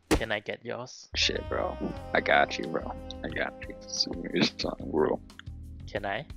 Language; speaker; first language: English; non-native, local second language; Chinese